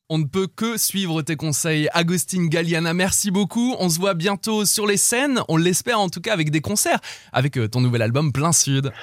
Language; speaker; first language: French; native; French